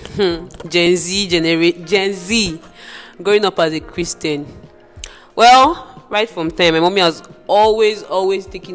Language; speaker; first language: English; non-native, local second language; Igbo